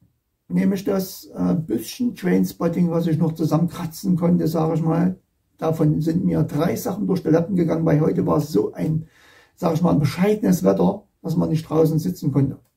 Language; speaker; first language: German; native; German